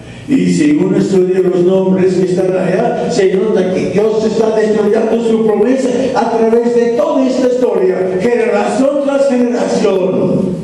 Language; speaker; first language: Spanish; non-native, fluent; English